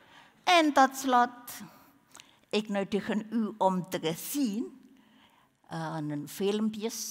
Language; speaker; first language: Dutch; non-native, learner; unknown